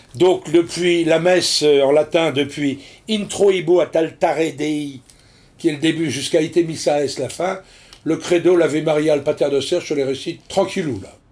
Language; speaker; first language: French; native; French